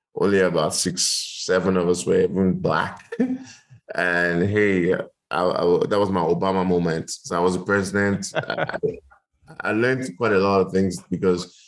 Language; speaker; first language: English; non-native, local second language; Yoruba